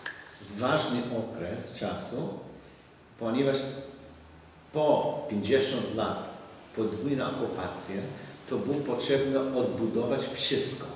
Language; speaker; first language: Polish; non-native, learner; English